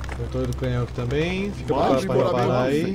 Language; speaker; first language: Portuguese; native; Portuguese